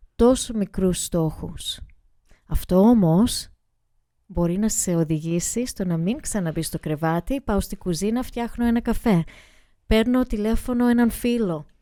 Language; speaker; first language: Greek; early bilingual, heritage; Greek